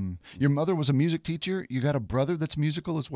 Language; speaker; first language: English; native; English